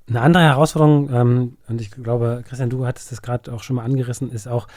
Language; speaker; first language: German; native; German